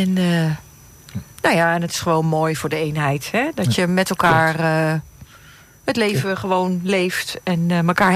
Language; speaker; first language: Dutch; native; Dutch